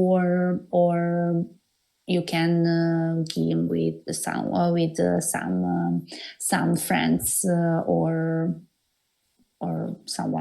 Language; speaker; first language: English; non-native, learner; Serbian